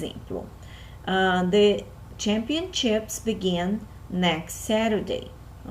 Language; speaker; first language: English; non-native, fluent; Portuguese